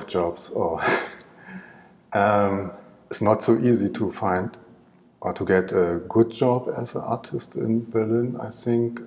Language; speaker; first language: English; non-native, learner; German